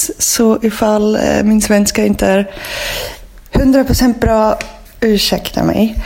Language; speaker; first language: Swedish; non-native, fluent; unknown